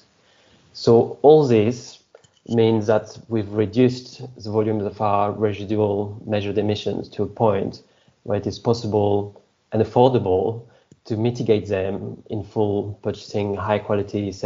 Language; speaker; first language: English; non-native, fluent; French